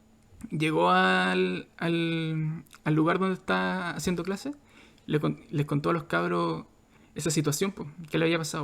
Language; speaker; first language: Spanish; native; Spanish